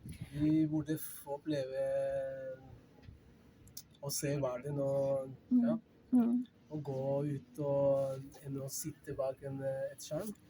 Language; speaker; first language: Norwegian; non-native, fluent; Spanish